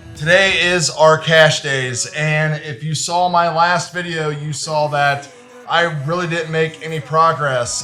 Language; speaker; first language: English; native; English